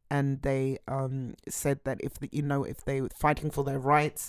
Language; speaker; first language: English; native; English